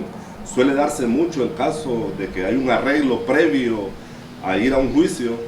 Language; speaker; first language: Spanish; native; Spanish